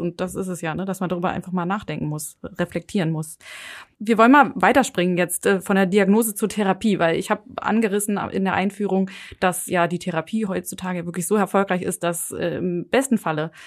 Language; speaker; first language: German; native; German